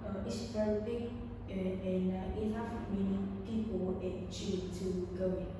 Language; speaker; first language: English; non-native, learner; Vietnamese